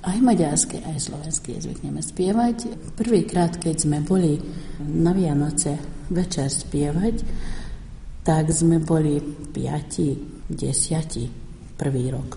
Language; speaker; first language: Slovak; non-native, local second language; Hungarian